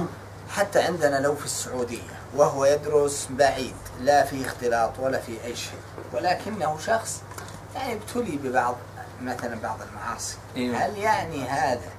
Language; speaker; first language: Arabic; native; Arabic